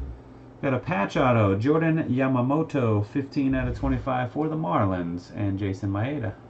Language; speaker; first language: English; native; English